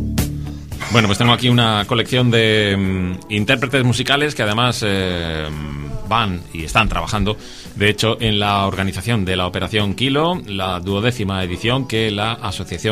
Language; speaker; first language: Spanish; native; Spanish